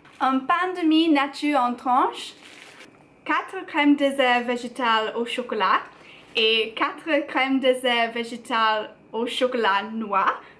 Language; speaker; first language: French; non-native, learner; English